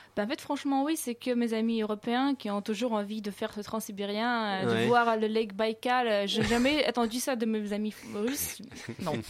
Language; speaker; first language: French; non-native, fluent; Russian